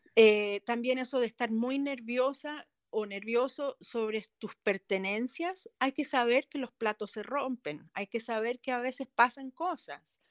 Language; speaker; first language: Spanish; early bilingual, heritage; Spanish